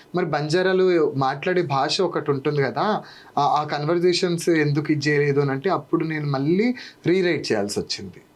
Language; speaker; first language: Telugu; non-native, local second language; Lambadi